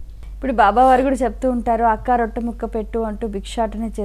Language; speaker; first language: Telugu; native; Telugu